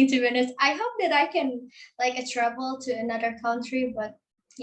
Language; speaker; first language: English; non-native, learner; Indonesian